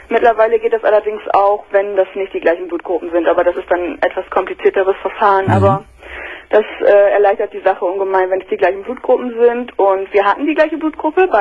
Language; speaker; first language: German; native; German